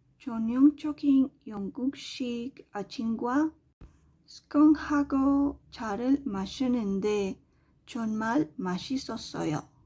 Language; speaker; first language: Korean; non-native, learner; Spanish